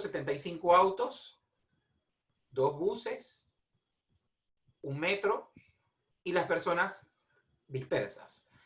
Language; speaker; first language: Spanish; native; Spanish